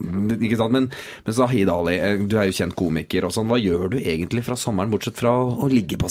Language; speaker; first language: Norwegian; native; Norwegian